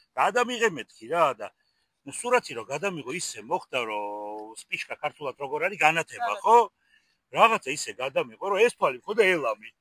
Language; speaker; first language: Georgian; native; Georgian